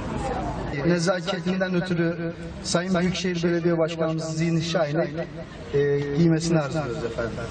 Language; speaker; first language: Turkish; native; Turkish